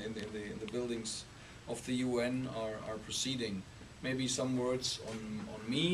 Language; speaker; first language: English; non-native, fluent; German